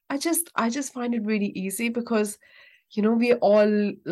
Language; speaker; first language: English; non-native, local second language; Urdu